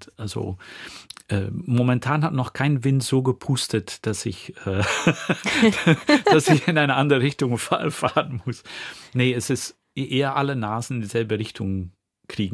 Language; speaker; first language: German; non-native, fluent; Dutch